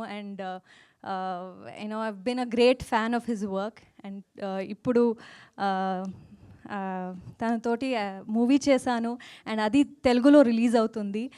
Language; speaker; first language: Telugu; non-native, learner; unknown